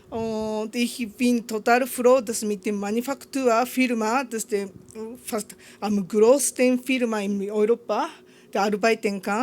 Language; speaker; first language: German; non-native, learner; Japanese